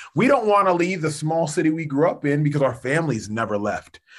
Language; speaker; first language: English; early bilingual, other home language; Yoruba